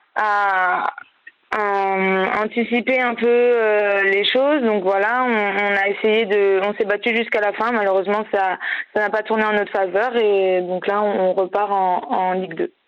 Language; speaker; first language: French; native; French